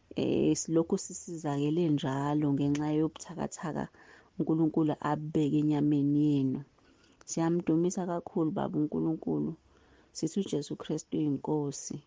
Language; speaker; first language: Zulu; native; Zulu